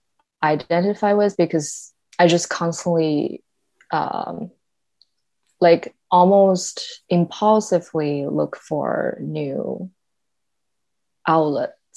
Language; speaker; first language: English; non-native, fluent; Chinese